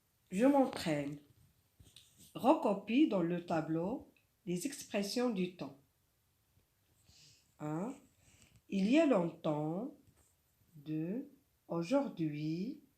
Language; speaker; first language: French; non-native, local second language; Arabic